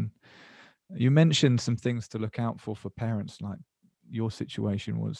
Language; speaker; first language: English; native; English